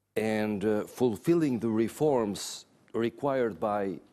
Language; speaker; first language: English; non-native, fluent; Albanian